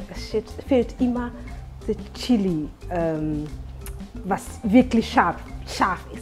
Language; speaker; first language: German; non-native, fluent; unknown